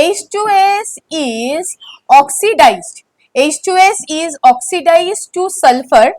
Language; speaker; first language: English; non-native, local second language; Bangla